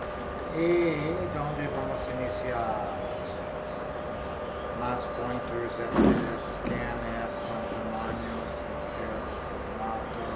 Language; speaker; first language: Spanish; non-native, fluent; English